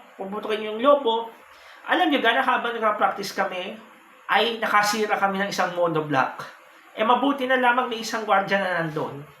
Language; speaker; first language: Filipino; native; Filipino